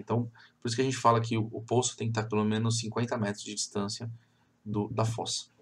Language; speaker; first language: Portuguese; native; Portuguese